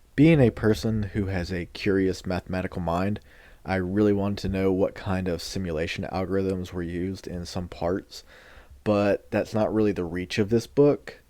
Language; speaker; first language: English; native; English